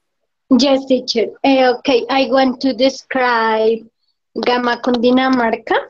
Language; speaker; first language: English; non-native, learner; Spanish